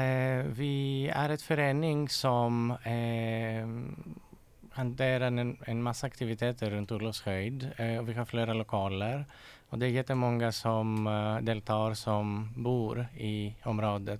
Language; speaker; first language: Swedish; non-native, fluent; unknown